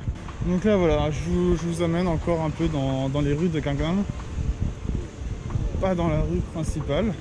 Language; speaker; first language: French; native; French